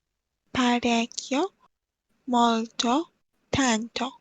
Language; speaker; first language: Italian; non-native, learner; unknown